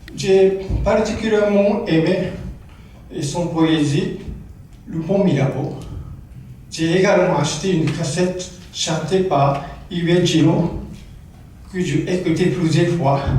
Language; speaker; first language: French; non-native, learner; Japanese